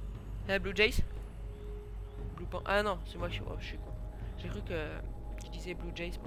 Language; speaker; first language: French; native; French